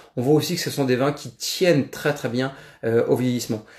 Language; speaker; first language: French; native; French